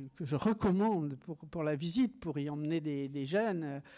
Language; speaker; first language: French; native; French